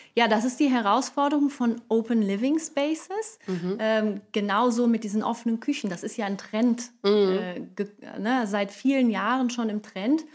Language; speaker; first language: German; non-native, fluent; Portuguese